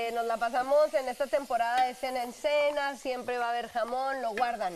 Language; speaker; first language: Spanish; native; Spanish